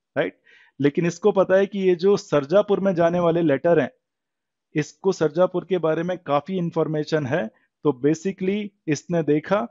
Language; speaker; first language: Hindi; native; Hindi